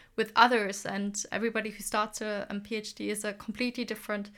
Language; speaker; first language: English; non-native, fluent; German